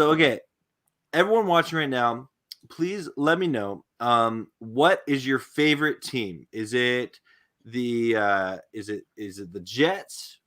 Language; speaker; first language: English; native; English